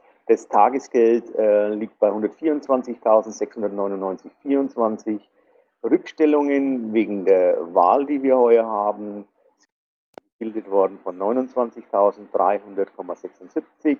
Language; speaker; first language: German; native; German